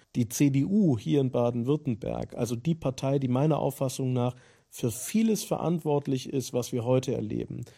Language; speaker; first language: German; native; German